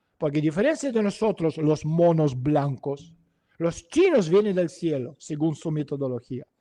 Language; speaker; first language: Spanish; non-native, fluent; Russian